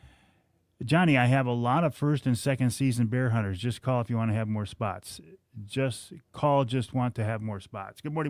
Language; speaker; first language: English; native; English